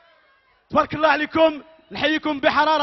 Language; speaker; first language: Arabic; native; Arabic